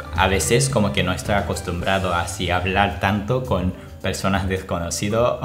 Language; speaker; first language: Spanish; non-native, fluent; Japanese